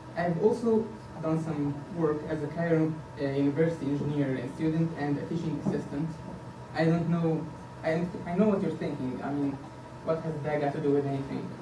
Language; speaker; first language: English; non-native, fluent; Arabic